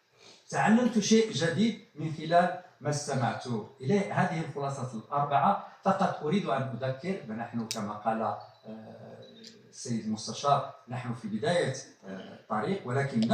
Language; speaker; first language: Arabic; native; Arabic